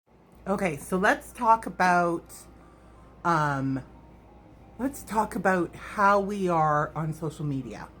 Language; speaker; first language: English; native; English